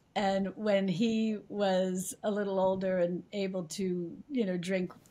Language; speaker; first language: English; native; English